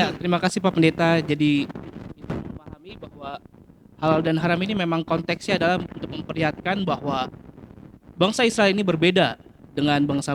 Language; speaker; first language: Indonesian; native; Indonesian